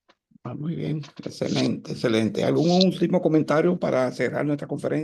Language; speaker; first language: Spanish; native; Spanish